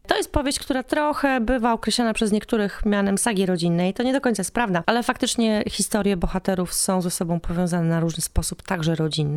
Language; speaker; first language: Polish; native; Polish